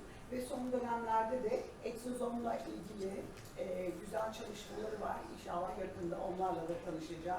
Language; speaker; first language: Turkish; native; Turkish